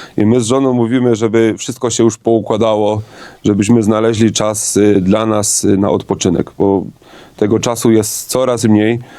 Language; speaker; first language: Polish; native; Polish